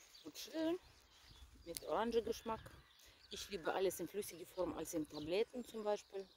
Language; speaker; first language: German; non-native, fluent; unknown